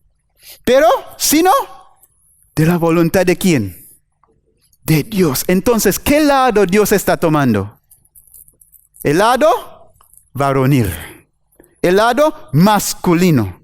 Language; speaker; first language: Spanish; non-native, learner; English